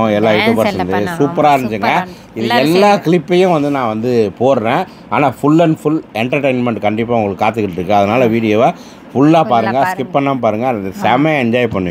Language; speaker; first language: Tamil; native; Tamil